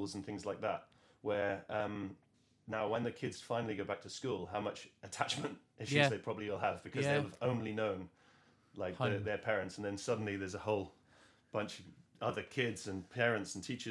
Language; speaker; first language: English; native; English